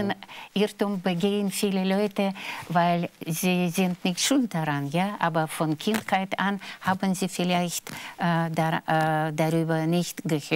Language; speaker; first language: German; non-native, fluent; Russian